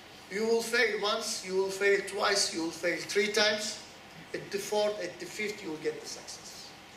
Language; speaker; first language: English; non-native, fluent; Turkish